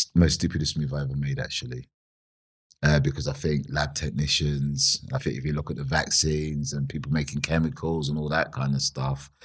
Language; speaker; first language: English; native; English